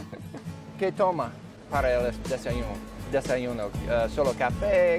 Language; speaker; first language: Spanish; non-native, learner; English